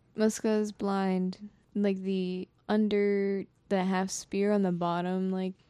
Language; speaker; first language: English; non-native, fluent; Japanese